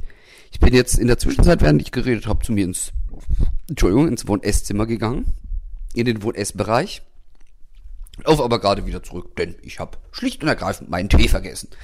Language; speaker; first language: German; native; German